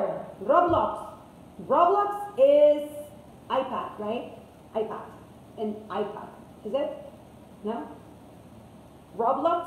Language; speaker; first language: English; non-native, fluent; Spanish